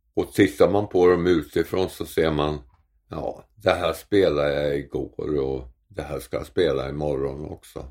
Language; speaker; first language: Swedish; native; Swedish